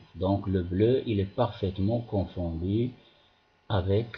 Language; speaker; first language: French; non-native, local second language; Arabic